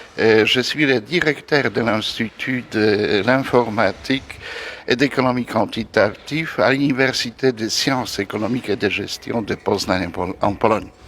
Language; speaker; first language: French; non-native, fluent; Polish